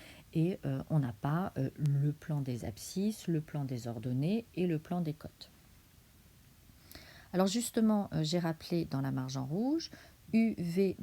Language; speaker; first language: French; native; French